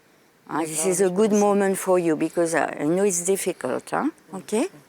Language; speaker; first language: English; non-native, fluent; French